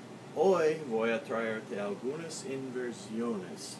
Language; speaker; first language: Spanish; non-native, learner; English